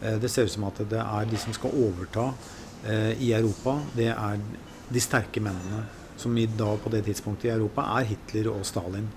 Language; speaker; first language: Norwegian; native; Norwegian